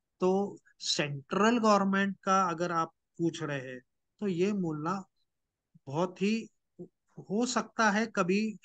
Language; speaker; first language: Hindi; non-native, local second language; Marathi